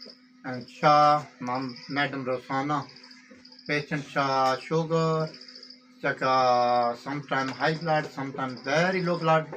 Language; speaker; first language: Filipino; non-native, learner; Punjabi